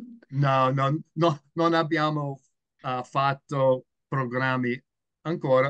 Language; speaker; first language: Italian; non-native, learner; English